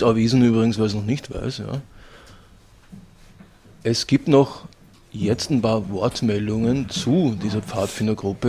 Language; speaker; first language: German; native; German